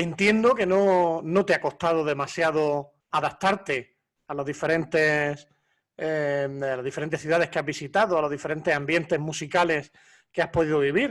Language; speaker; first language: Spanish; native; Spanish